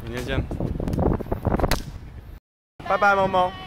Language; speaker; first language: Chinese; non-native, fluent; English